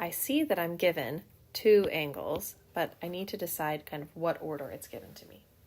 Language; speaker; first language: English; native; English